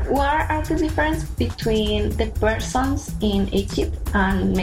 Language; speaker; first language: English; non-native, learner; Spanish